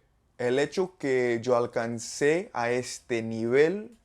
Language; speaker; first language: Spanish; non-native, learner; English